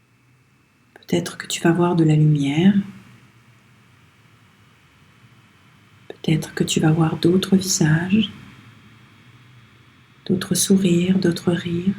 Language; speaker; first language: French; native; French